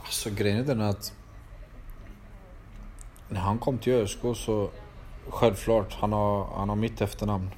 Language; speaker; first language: Swedish; early bilingual, other home language; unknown